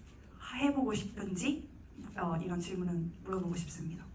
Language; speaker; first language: Korean; non-native, fluent; Cantonese